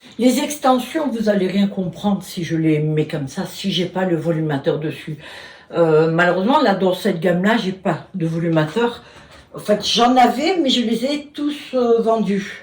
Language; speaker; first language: French; native; French